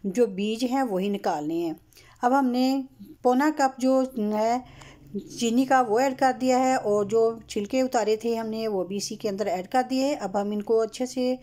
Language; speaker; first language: Urdu; native; Urdu